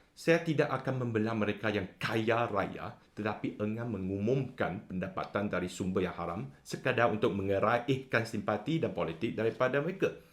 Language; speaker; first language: Malay; non-native, local second language; Chinese